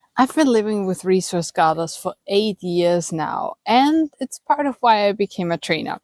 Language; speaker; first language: English; non-native, fluent; German